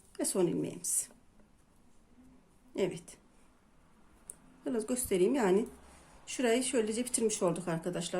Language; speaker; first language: Turkish; native; Turkish